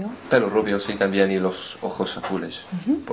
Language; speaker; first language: Spanish; non-native, learner; English